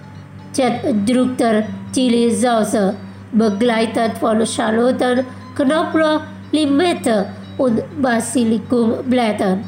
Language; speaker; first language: German; non-native, fluent; Indonesian